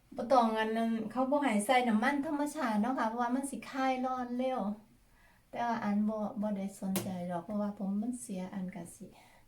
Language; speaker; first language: Thai; native; Thai